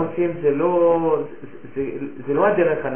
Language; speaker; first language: Hebrew; non-native, fluent; French